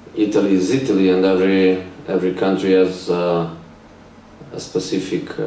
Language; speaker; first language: English; non-native, fluent; Portuguese